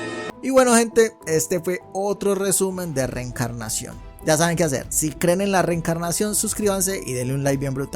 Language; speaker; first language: Spanish; native; Spanish